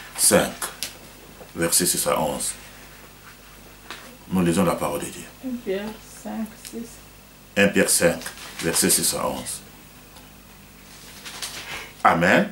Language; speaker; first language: French; non-native, local second language; Lingala